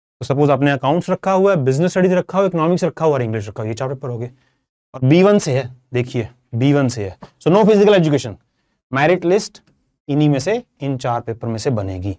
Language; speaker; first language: Hindi; non-native, local second language; Punjabi